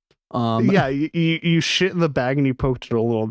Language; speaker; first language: English; native; English